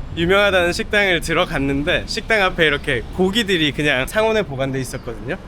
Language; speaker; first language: Korean; native; Korean